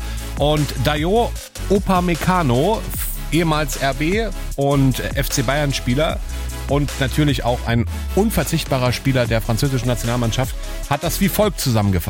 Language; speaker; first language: German; native; German